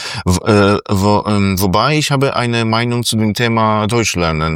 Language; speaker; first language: German; non-native, fluent; Polish